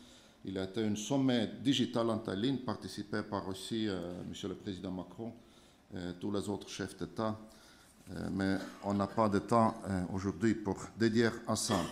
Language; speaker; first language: French; non-native, fluent; Estonian